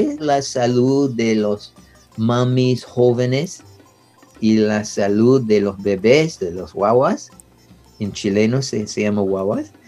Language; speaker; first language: Spanish; non-native, learner; English